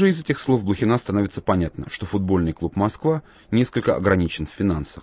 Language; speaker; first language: Russian; native; Russian